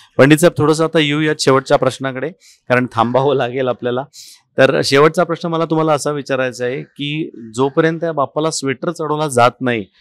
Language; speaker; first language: Marathi; native; Marathi